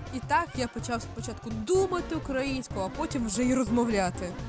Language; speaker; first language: Ukrainian; non-native, local second language; Russian